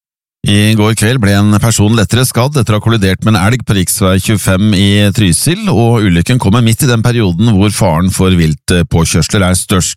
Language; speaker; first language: Norwegian; native; Norwegian